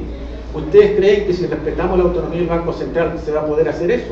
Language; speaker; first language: Spanish; native; Spanish